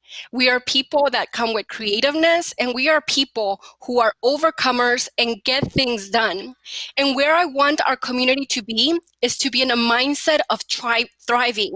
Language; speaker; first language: English; early bilingual, other home language; Spanish